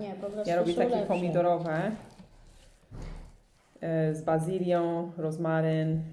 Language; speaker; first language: Polish; non-native, learner; English